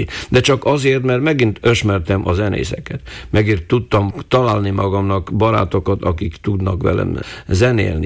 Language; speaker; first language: Hungarian; non-native, local second language; Slovak